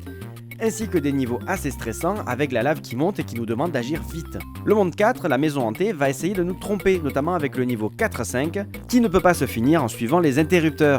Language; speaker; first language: French; native; French